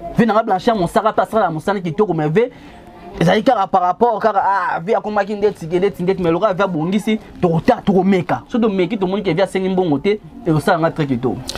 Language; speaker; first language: Lingala; native; Lingala